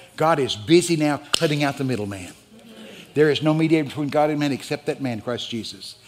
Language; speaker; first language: English; native; English